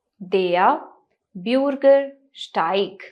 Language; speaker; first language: German; non-native, fluent; Hindi